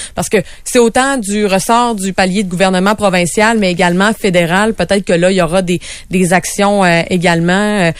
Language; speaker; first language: French; native; French